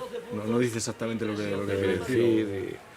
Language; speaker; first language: Spanish; native; Spanish